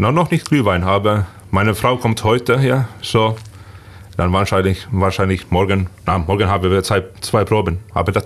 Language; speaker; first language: German; non-native, fluent; Finnish